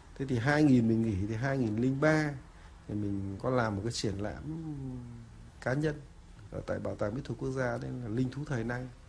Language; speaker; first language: Vietnamese; native; Vietnamese